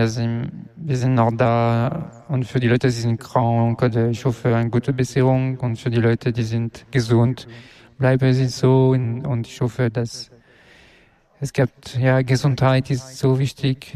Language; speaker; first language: German; non-native, learner; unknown